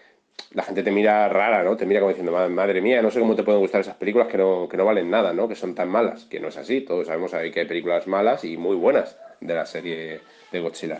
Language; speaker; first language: Spanish; native; Spanish